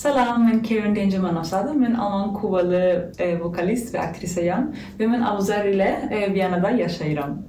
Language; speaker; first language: Azerbaijani; non-native, learner; German